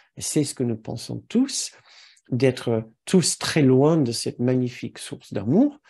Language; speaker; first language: French; non-native, fluent; English